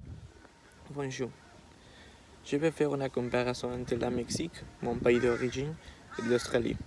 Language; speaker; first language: French; non-native, learner; Spanish